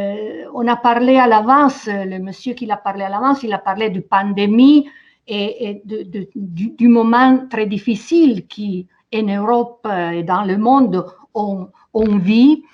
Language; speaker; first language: French; non-native, fluent; Italian